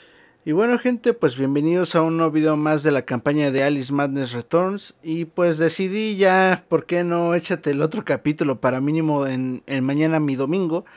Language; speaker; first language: Spanish; native; Spanish